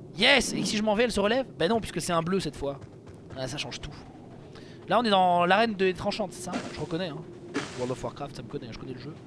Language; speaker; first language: French; native; French